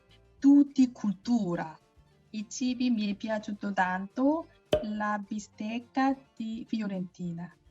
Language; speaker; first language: Italian; non-native, learner; Korean